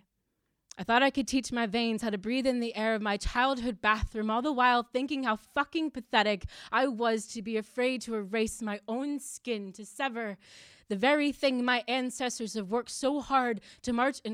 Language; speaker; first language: English; native; English